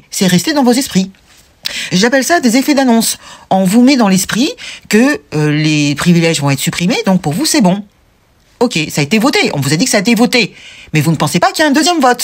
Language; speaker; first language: French; native; French